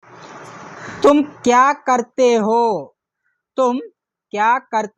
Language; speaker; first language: Hindi; non-native, local second language; Telugu